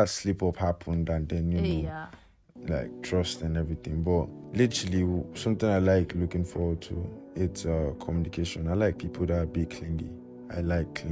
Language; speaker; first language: English; non-native, local second language; Igbo